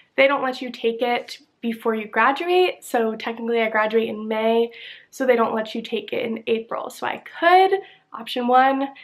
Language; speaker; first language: English; native; English